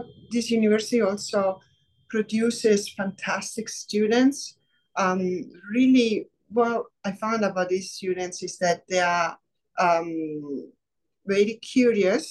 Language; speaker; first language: English; non-native, fluent; Italian